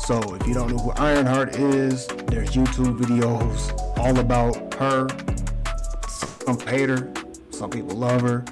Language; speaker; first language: English; native; English